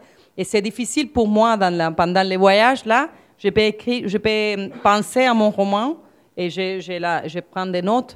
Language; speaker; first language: French; non-native, fluent; Spanish